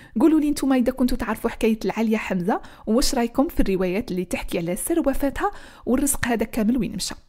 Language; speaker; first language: Arabic; native; Arabic